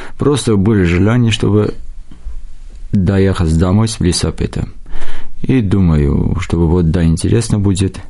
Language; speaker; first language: Russian; non-native, local second language; Armenian